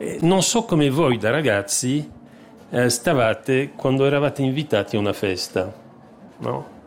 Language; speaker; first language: Italian; non-native, fluent; French